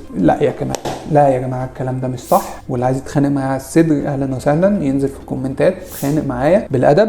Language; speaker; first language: Arabic; native; Arabic